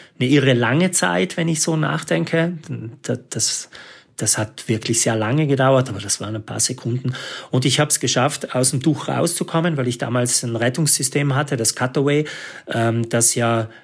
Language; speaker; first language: German; native; German